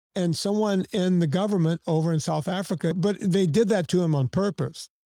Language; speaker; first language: English; native; English